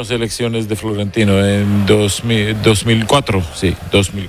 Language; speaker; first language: Spanish; non-native, fluent; Georgian